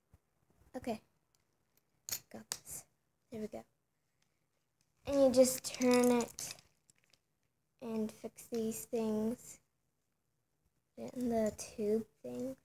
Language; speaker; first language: English; native; English